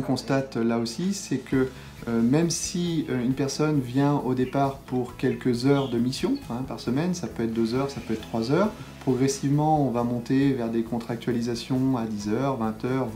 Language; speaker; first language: French; native; French